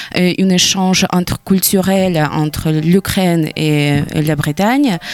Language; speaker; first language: French; non-native, fluent; Ukrainian